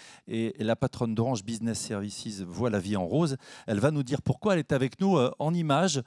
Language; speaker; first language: French; native; French